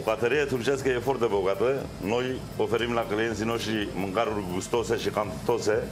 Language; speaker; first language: Romanian; non-native, fluent; Turkish